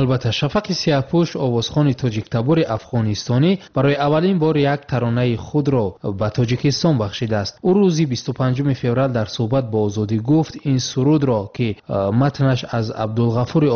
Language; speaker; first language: Tajik; native; Tajik